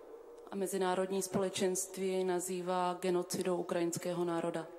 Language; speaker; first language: Czech; non-native, fluent; Ukrainian